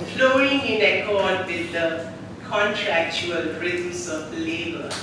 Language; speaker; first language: English; non-native, local second language; Hindi